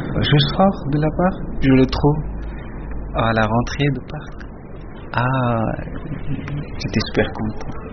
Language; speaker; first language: French; non-native, learner; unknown